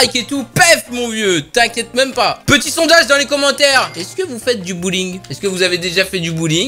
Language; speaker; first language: French; native; French